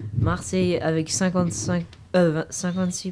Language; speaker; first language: French; native; French